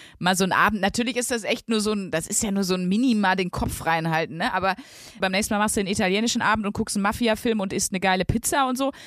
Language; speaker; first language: German; native; German